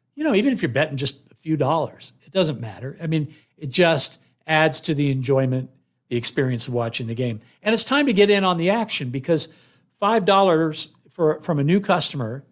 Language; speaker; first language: English; native; English